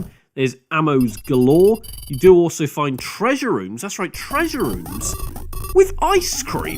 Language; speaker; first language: English; native; English